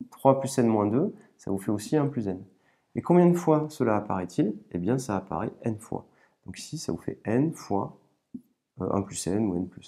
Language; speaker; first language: French; native; French